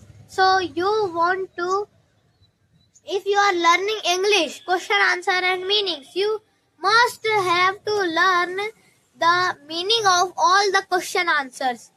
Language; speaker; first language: English; non-native, learner; Hindi